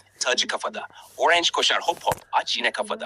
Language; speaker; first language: Turkish; native; Turkish